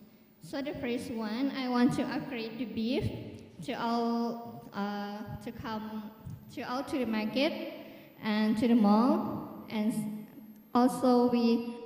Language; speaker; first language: English; non-native, learner; Thai